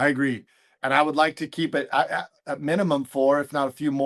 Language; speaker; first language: English; native; English